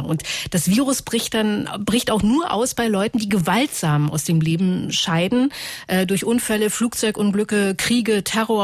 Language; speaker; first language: German; native; German